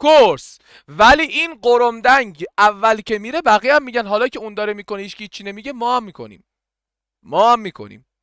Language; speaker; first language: Persian; native; Persian